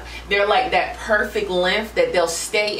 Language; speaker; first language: English; native; English